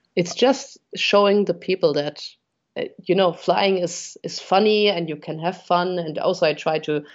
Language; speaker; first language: English; non-native, fluent; German